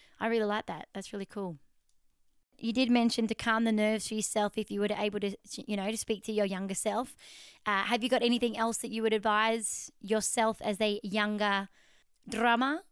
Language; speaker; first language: English; native; English